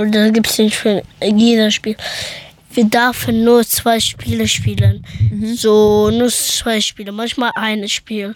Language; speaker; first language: German; early bilingual, other home language; Persian